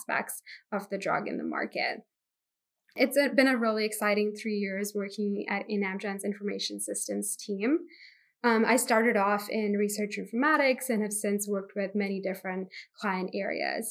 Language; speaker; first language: English; non-native, local second language; Hindi